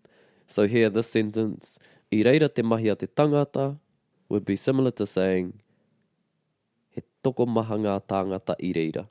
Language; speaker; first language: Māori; non-native, local second language; English